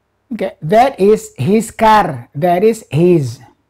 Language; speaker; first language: English; non-native, fluent; Indonesian